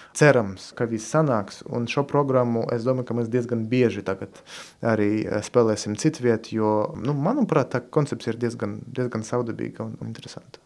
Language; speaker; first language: Latvian; non-native, local second language; Russian